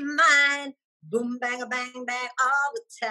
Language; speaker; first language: English; native; English